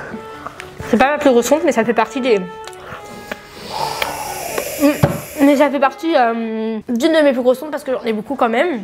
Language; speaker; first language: French; native; French